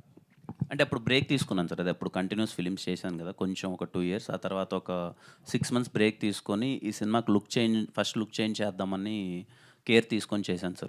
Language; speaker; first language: Telugu; native; Telugu